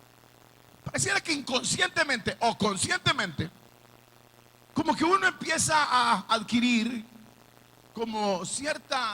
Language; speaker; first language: Spanish; native; Spanish